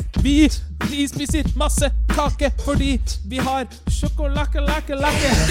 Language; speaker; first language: Norwegian; native; Norwegian